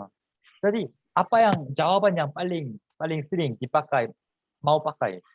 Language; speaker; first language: Indonesian; non-native, fluent; Korean